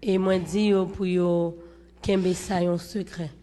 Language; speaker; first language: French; non-native, local second language; Haitian Creole